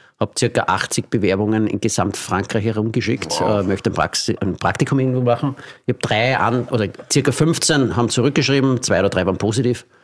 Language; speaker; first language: German; native; German